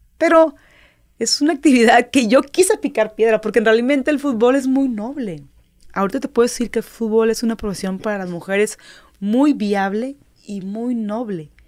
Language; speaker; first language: Spanish; native; Spanish